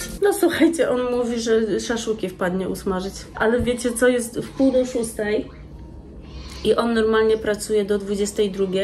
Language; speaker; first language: Polish; native; Polish